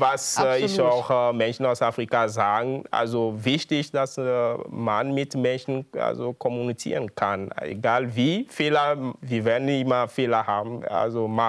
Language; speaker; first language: German; non-native, fluent; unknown